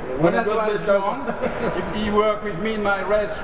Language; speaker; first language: English; non-native, learner; French